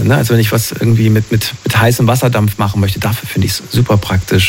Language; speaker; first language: German; native; German